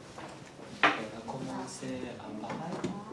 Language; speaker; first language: French; non-native, learner; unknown